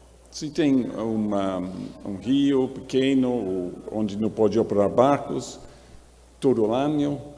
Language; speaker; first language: Portuguese; non-native, learner; English